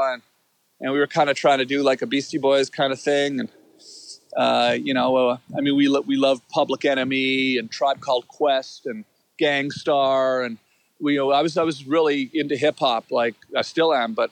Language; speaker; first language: English; native; English